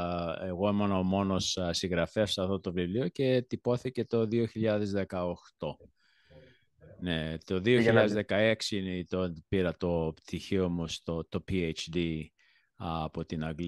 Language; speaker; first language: Greek; early bilingual, heritage; Greek